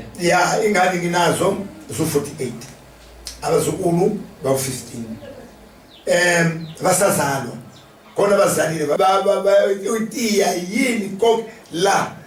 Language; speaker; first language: Zulu; non-native, local second language; Northern Sotho